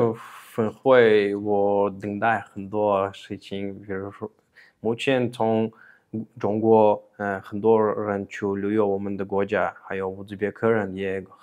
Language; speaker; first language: Chinese; non-native, fluent; Uzbek